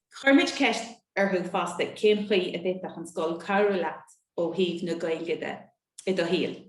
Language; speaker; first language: Irish; native; Irish